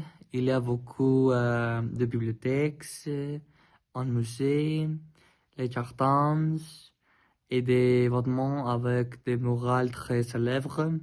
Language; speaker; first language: French; non-native, learner; Spanish